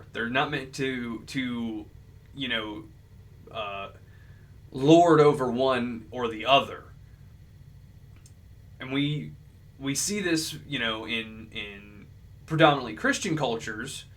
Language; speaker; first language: English; native; English